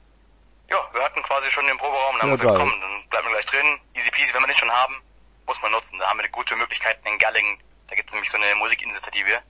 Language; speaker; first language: German; native; German